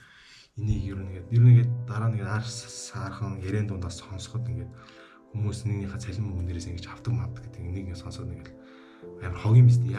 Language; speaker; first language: Mongolian; native; Mongolian